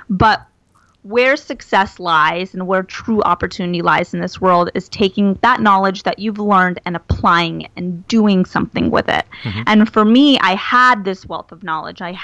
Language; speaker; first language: English; native; English